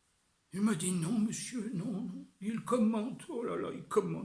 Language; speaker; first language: French; native; French